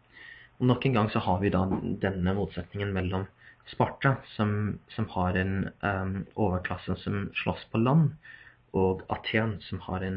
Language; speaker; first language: Norwegian; non-native, fluent; English